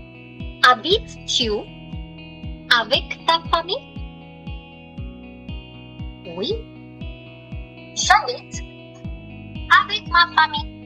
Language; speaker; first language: French; non-native, fluent; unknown